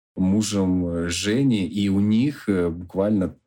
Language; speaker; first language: Russian; native; Russian